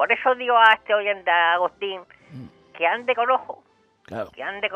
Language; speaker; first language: Spanish; native; Spanish